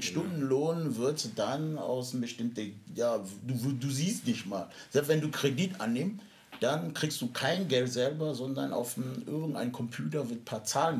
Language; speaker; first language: German; non-native, fluent; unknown